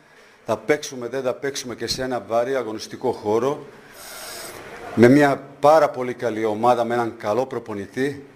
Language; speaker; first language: Greek; non-native, fluent; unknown